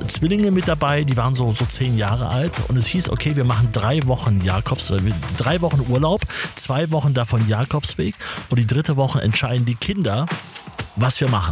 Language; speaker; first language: German; native; German